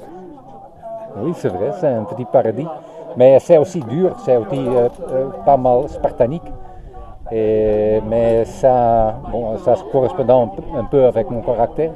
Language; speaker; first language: French; non-native, learner; Dutch